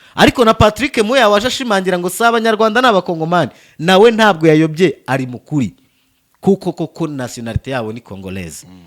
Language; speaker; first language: Kinyarwanda; native; Kinyarwanda